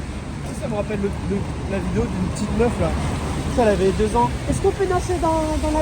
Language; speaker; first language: French; native; French